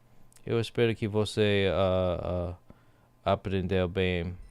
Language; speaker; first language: Portuguese; non-native, learner; English